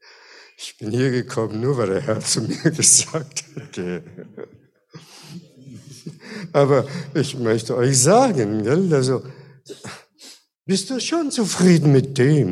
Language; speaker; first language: German; non-native, fluent; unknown